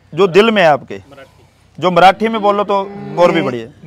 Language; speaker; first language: Hindi; native; Hindi